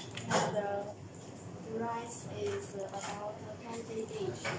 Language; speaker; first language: English; non-native, learner; Chinese